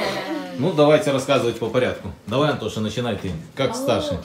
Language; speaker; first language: Russian; native; Russian